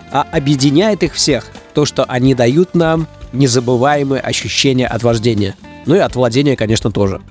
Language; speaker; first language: Russian; native; Russian